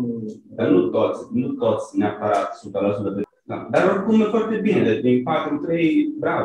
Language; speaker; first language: Romanian; non-native, fluent; Italian